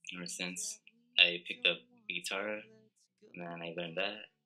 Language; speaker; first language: English; native; English